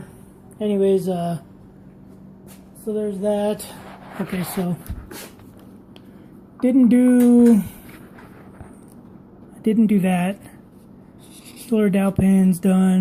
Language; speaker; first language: English; native; English